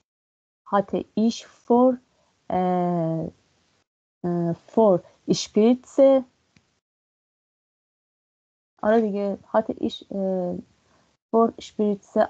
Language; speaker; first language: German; non-native, learner; Persian